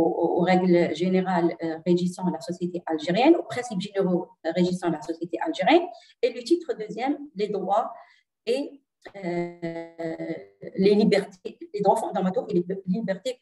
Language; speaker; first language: French; non-native, local second language; Arabic